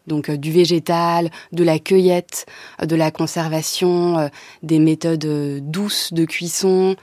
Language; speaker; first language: French; native; French